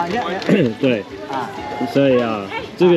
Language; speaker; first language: Chinese; non-native, learner; English